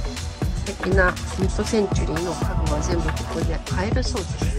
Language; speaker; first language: Japanese; native; Japanese